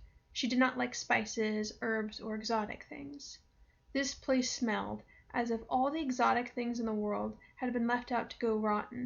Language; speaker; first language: English; native; English